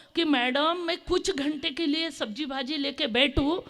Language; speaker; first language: Hindi; non-native, local second language; Marathi